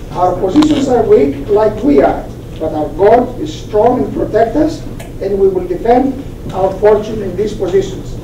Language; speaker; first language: English; non-native, fluent; Greek